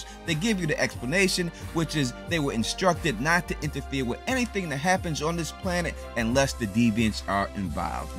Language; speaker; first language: English; native; English